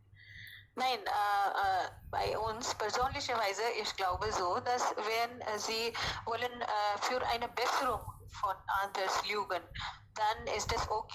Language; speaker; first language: German; non-native, learner; Hindi